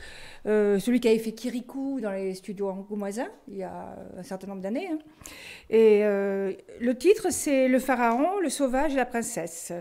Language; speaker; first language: French; native; French